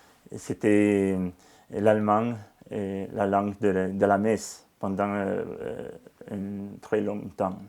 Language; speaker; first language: French; non-native, local second language; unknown